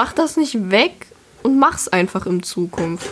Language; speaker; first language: German; native; German